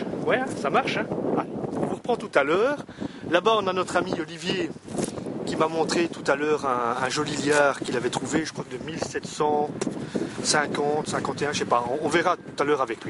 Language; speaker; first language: French; native; French